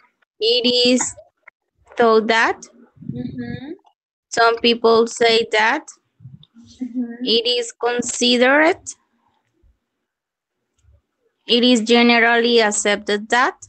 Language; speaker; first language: English; non-native, learner; Spanish